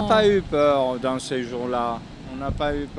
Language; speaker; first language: French; non-native, fluent; Italian